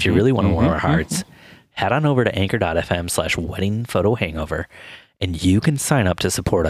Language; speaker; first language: English; native; English